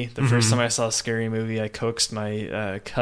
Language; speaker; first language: English; native; English